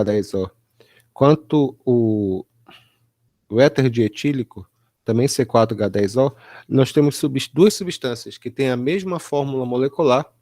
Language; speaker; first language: Portuguese; native; Portuguese